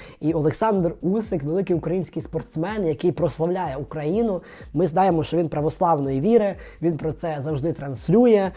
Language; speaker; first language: Ukrainian; non-native, local second language; Russian